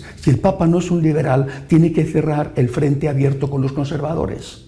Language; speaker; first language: Spanish; native; Spanish